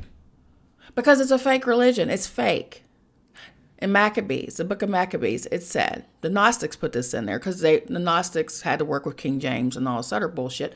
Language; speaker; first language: English; native; English